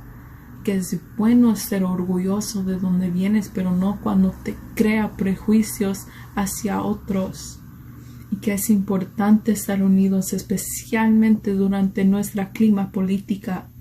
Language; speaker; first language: Spanish; early bilingual, heritage; Spanish